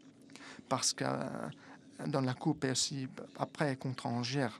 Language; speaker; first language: French; non-native, fluent; Italian